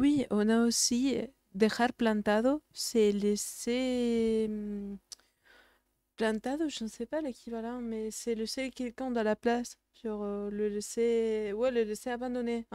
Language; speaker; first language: French; non-native, fluent; Spanish